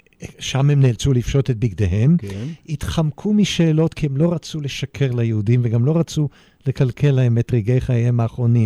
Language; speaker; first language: Hebrew; native; Hebrew